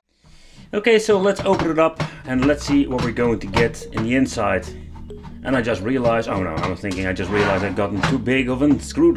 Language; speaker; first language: English; non-native, fluent; Dutch